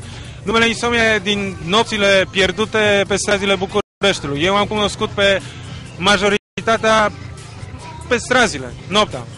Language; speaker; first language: Romanian; non-native, fluent; Polish